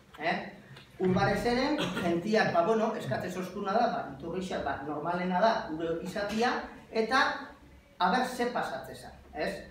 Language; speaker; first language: Basque; native; Basque